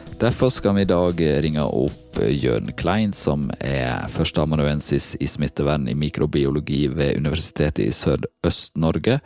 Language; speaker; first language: Norwegian; native; Norwegian